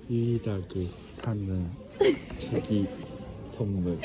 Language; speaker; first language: Korean; non-native, fluent; Japanese